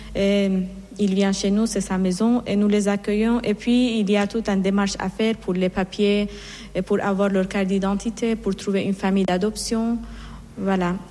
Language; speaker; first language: French; non-native, fluent; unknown